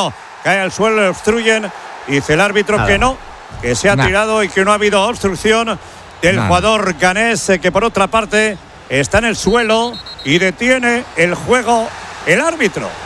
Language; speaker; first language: Spanish; native; Spanish